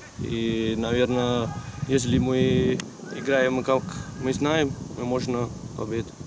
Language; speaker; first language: Russian; non-native, learner; Italian